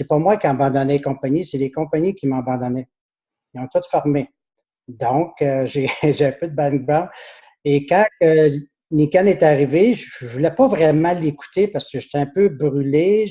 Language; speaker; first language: French; native; French